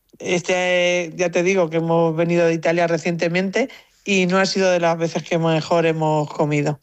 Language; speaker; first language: Spanish; native; Spanish